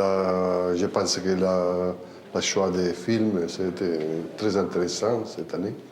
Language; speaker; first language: French; non-native, fluent; Italian